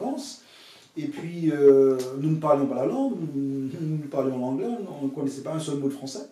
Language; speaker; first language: French; non-native, fluent; English